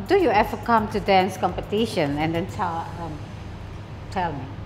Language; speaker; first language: English; non-native, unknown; Indonesian